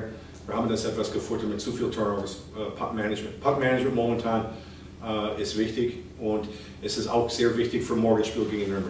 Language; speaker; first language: German; non-native, fluent; English